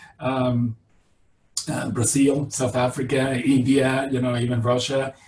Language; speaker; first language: English; non-native, fluent; Spanish